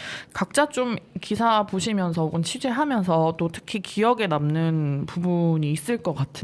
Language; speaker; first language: Korean; native; Korean